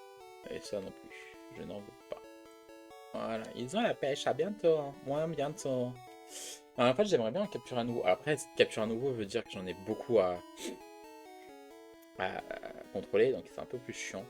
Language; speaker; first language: French; native; French